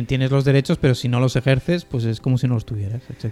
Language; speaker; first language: Spanish; native; Spanish